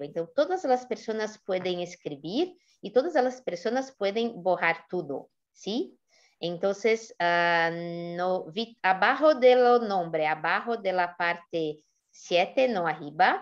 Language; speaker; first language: Spanish; non-native, fluent; Portuguese